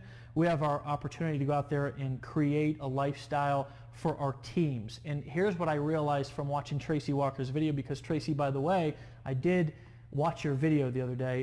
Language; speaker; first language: English; native; English